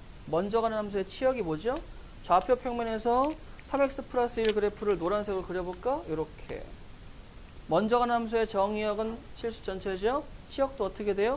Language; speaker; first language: Korean; native; Korean